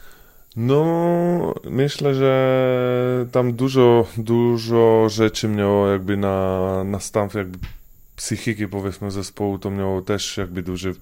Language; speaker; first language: Polish; non-native, fluent; Czech